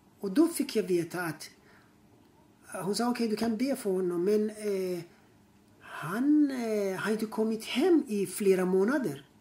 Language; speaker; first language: Swedish; non-native, fluent; Persian